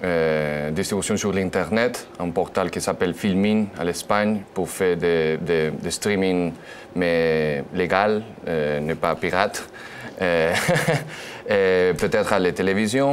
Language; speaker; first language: French; non-native, learner; Spanish